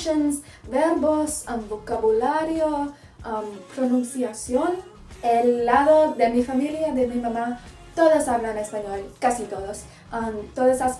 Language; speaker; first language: Spanish; early bilingual, heritage; English